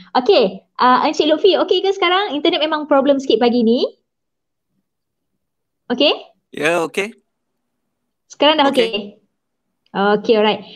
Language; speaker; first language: Malay; native; Malay